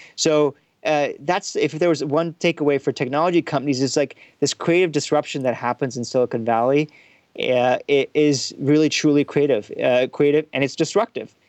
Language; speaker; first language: English; early bilingual, heritage; German